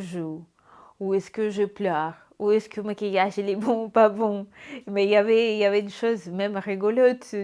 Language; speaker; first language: French; non-native, fluent; Russian